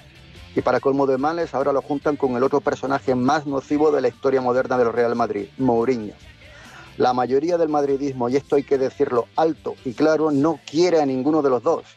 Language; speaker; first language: Spanish; native; Spanish